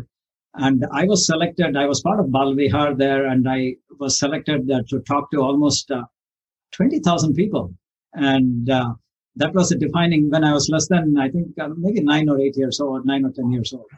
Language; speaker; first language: English; non-native, local second language; Kannada